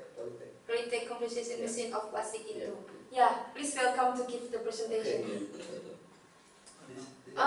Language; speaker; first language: English; non-native, learner; Indonesian